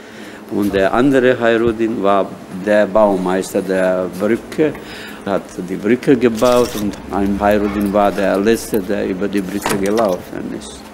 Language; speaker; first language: German; non-native, fluent; Bosnian